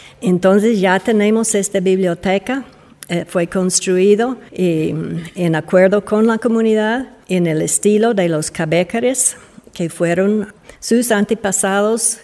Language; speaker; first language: Spanish; non-native, fluent; English